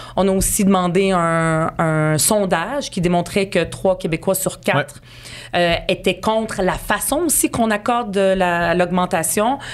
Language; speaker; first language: French; early bilingual, other home language; Arabic